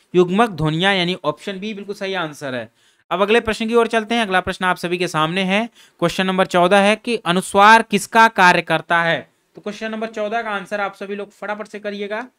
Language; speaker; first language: Hindi; native; Hindi